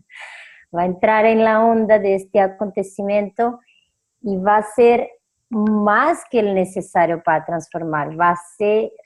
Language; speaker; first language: Spanish; non-native, fluent; Portuguese